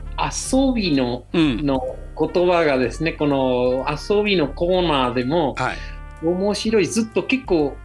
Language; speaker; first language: Japanese; non-native, learner; Spanish